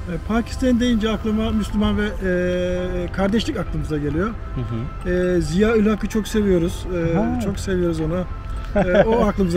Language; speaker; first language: Turkish; native; Turkish